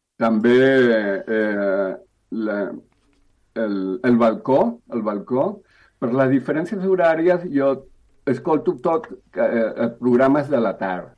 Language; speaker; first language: Catalan; early bilingual, heritage; Spanish